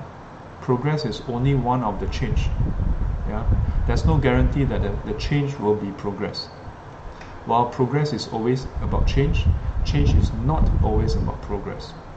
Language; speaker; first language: English; native; English